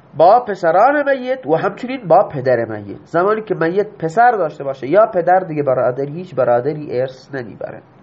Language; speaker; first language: Persian; non-native, local second language; Baluchi